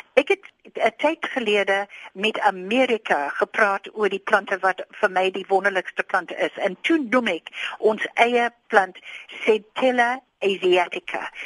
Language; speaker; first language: Afrikaans; non-native, local second language; English